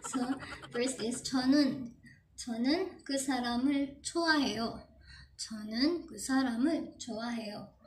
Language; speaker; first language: Korean; non-native, fluent; Filipino